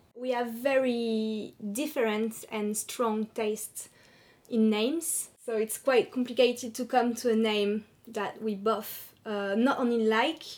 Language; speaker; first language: English; non-native, fluent; French